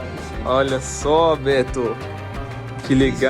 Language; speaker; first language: Portuguese; native; Portuguese